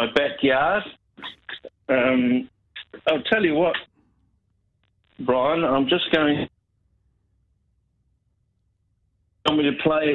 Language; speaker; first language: English; native; English